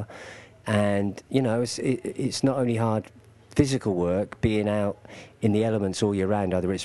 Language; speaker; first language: English; native; English